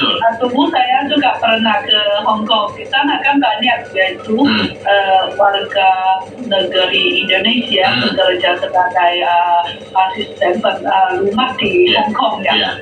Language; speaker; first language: Indonesian; non-native, fluent; Chinese